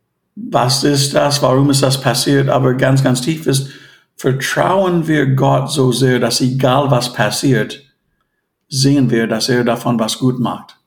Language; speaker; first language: German; non-native, fluent; English